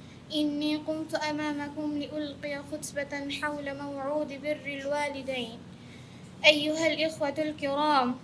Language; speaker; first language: Arabic; non-native, learner; Bangla